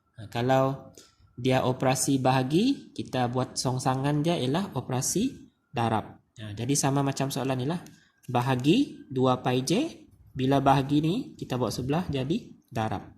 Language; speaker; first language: Malay; native; Malay